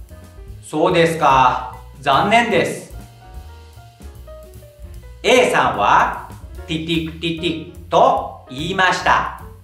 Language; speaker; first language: Japanese; non-native, fluent; Indonesian